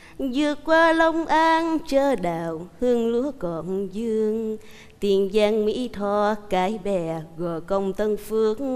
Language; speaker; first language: Vietnamese; native; Vietnamese